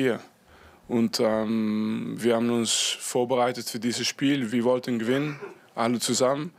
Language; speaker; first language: German; non-native, fluent; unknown